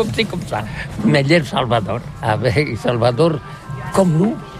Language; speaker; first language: French; non-native, learner; Catalan